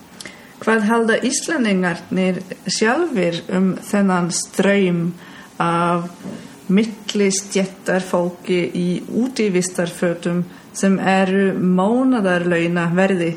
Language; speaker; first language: Icelandic; non-native, learner; German